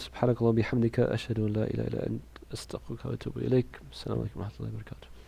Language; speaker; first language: Arabic; non-native, fluent; English